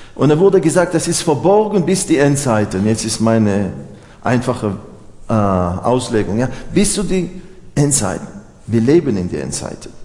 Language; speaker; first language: German; non-native, fluent; Hebrew